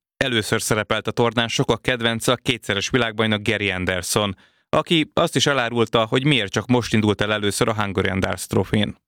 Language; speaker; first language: Hungarian; native; Hungarian